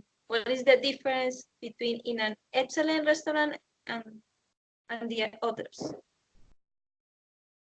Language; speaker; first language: English; non-native, learner; Spanish